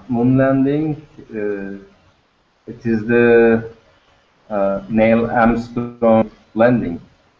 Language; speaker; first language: English; non-native, learner; Turkish